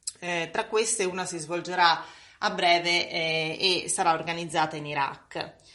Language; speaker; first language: Italian; native; Italian